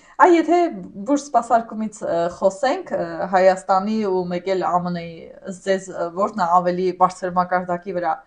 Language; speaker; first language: Armenian; native; Armenian